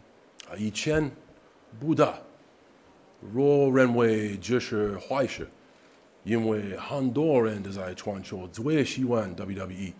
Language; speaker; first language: Chinese; non-native, learner; English